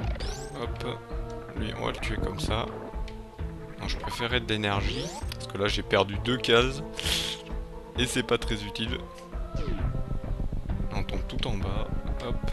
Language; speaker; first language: French; native; French